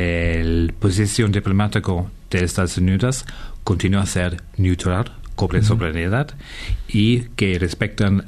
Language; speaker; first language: Spanish; non-native, fluent; English